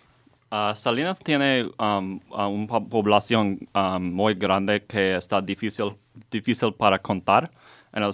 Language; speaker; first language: Spanish; non-native, learner; English